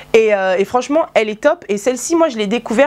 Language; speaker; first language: French; native; French